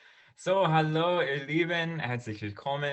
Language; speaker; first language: German; non-native, fluent; English